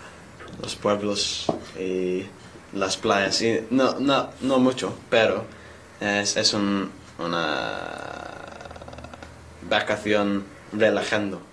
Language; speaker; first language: Spanish; non-native, learner; English